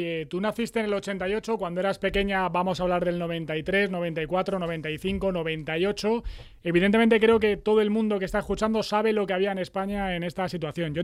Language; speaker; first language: Spanish; native; Spanish